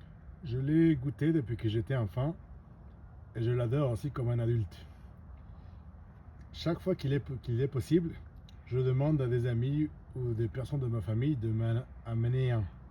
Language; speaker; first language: French; non-native, fluent; Spanish